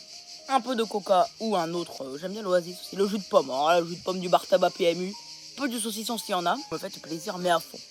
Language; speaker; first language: French; native; French